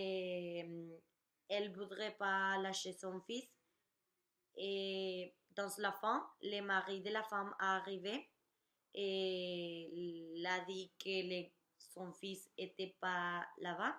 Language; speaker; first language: French; non-native, learner; Spanish